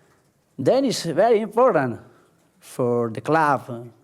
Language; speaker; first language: English; non-native, learner; Spanish